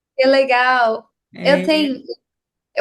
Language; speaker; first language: Portuguese; non-native, learner; English